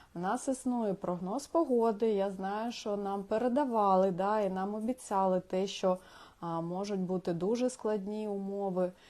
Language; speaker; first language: Ukrainian; non-native, local second language; Russian